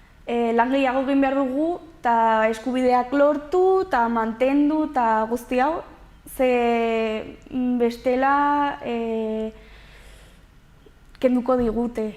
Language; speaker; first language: Basque; non-native, local second language; Spanish